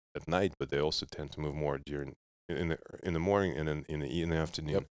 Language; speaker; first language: English; non-native, fluent; Russian